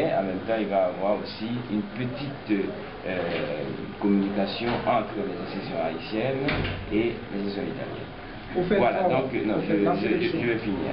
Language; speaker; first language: French; non-native, local second language; Haitian Creole